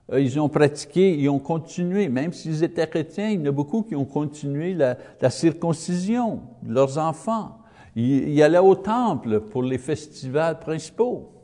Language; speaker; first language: French; native; French